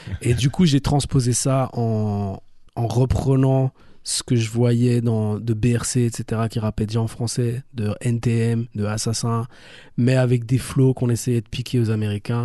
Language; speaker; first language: French; native; French